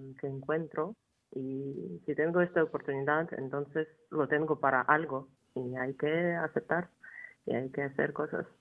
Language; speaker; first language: Spanish; non-native, fluent; Ukrainian